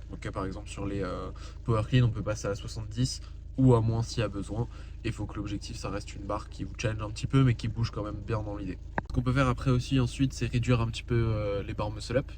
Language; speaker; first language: French; native; French